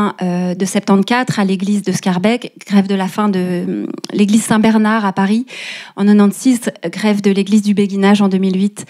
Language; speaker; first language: French; native; French